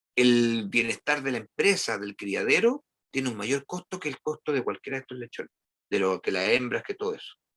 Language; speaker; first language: Spanish; native; Spanish